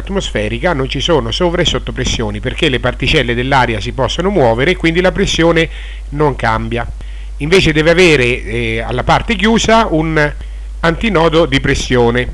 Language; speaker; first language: Italian; native; Italian